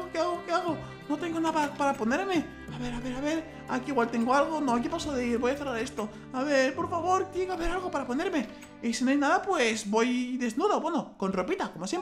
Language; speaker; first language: Spanish; native; Spanish